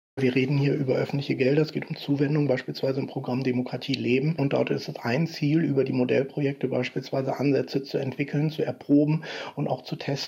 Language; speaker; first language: German; native; German